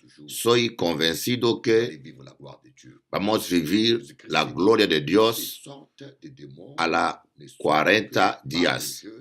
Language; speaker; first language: Spanish; non-native, learner; French